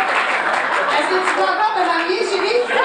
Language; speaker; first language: French; native; French